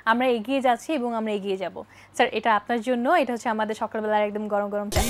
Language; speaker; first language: Bangla; native; Bangla